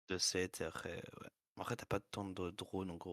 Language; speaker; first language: French; native; French